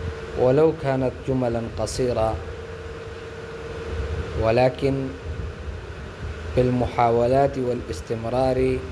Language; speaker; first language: Arabic; non-native, fluent; Urdu